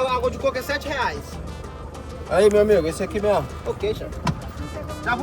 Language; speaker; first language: Portuguese; native; Portuguese